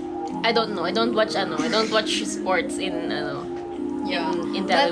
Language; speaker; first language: English; non-native, local second language; Filipino